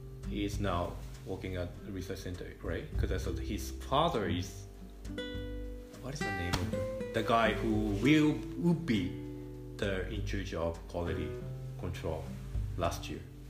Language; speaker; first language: English; non-native, fluent; Japanese